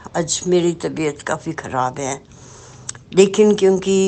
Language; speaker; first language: Hindi; non-native, local second language; Punjabi